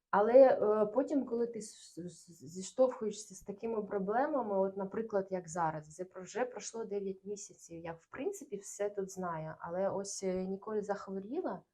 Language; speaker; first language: Ukrainian; non-native, local second language; Russian